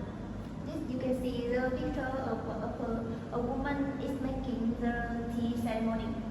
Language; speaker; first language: English; non-native, learner; Vietnamese